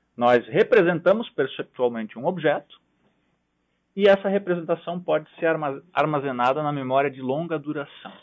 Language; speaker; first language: Portuguese; non-native, local second language; German